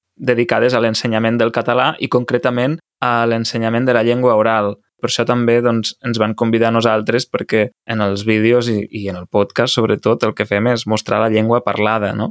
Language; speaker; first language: Catalan; native; Catalan